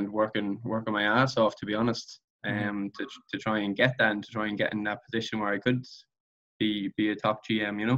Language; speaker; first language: English; native; English